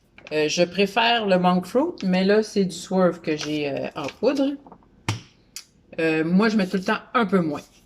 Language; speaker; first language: French; native; French